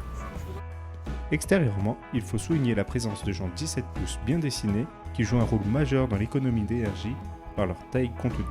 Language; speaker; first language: French; native; French